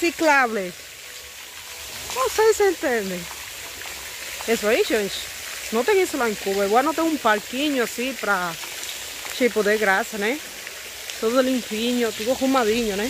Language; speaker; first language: Portuguese; non-native, fluent; Spanish